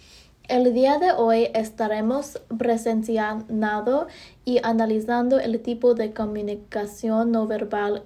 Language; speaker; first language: Spanish; early bilingual, heritage; Spanish